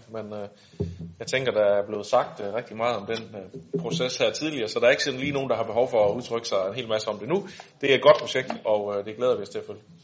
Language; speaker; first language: Danish; native; Danish